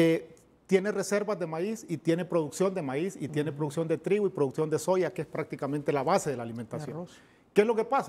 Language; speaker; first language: Spanish; native; Spanish